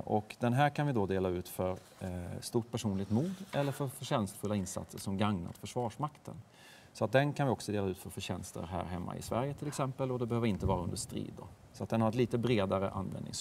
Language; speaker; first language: Swedish; native; Swedish